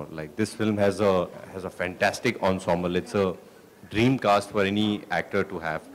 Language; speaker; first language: English; non-native, local second language; Hindi